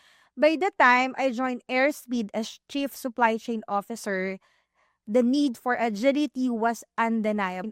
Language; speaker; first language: English; non-native, local second language; Filipino